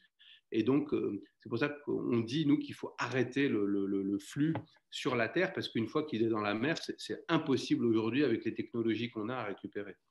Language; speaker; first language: French; native; French